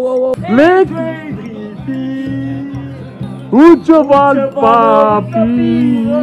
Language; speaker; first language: French; native; French